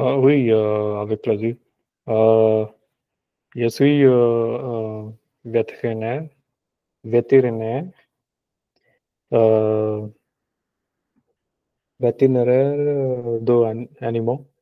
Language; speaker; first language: French; non-native, learner; Punjabi